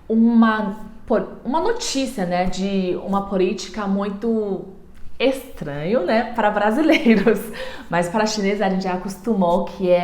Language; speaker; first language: Portuguese; non-native, learner; Chinese